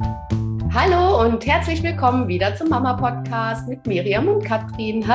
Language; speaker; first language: German; native; German